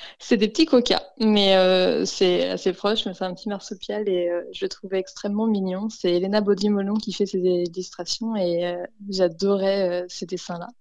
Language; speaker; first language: French; native; French